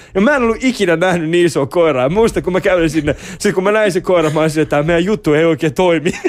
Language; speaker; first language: Finnish; early bilingual, other home language; Persian